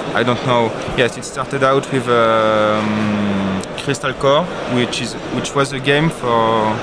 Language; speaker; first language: English; non-native, learner; French